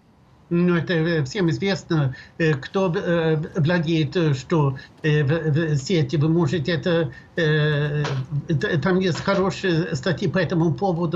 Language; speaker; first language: Russian; non-native, fluent; Swedish